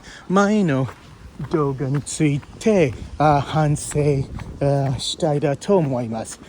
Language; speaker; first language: Japanese; non-native, fluent; English